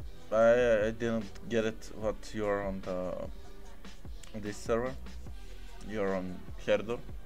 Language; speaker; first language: English; non-native, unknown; Bulgarian